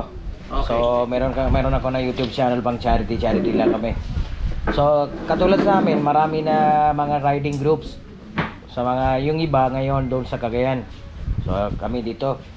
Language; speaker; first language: Filipino; non-native, learner; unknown